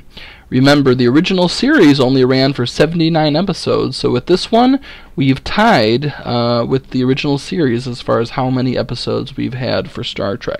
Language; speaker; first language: English; native; English